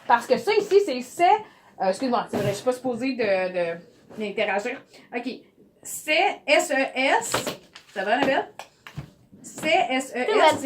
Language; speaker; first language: French; native; French